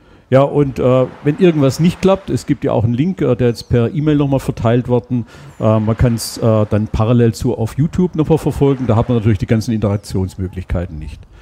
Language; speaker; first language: German; native; German